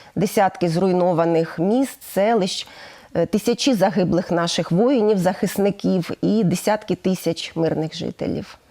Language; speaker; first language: Ukrainian; native; Ukrainian